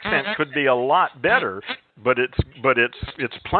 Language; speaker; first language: English; native; English